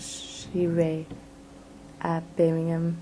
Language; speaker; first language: French; non-native, learner; English